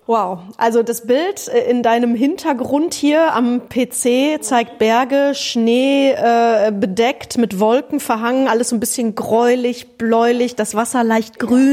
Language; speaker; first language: German; native; German